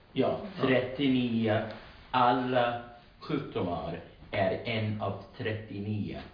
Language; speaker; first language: Swedish; non-native, learner; English